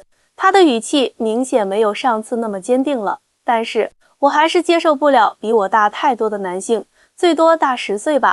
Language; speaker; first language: Chinese; native; Chinese